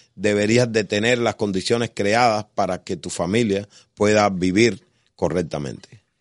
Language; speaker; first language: Spanish; native; Spanish